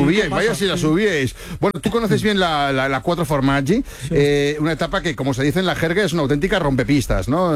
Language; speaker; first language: Spanish; native; Spanish